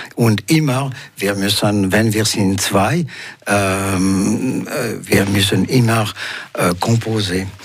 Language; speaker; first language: German; non-native, local second language; French